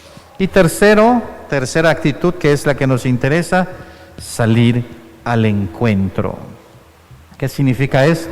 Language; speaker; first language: Spanish; native; Spanish